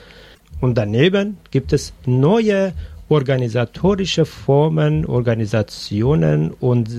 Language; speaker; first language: German; non-native, fluent; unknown